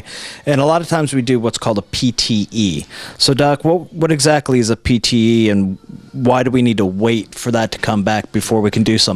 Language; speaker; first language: English; native; English